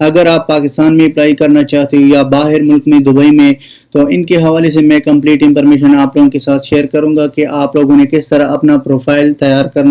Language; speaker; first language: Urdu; non-native, local second language; Pashto